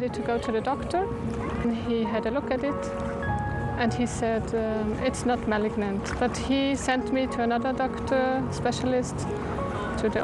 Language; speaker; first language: English; non-native, fluent; German